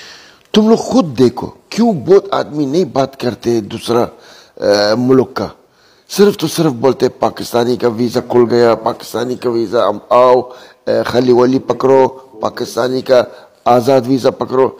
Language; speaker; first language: Hindi; non-native, learner; Arabic